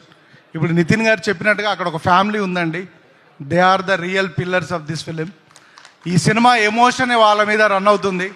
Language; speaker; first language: Telugu; native; Telugu